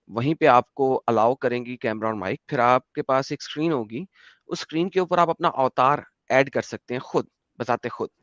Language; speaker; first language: Hindi; native; Hindi